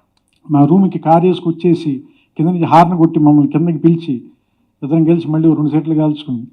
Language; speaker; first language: Telugu; native; Telugu